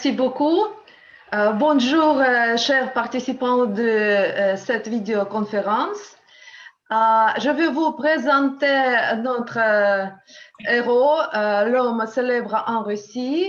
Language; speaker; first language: French; non-native, learner; Russian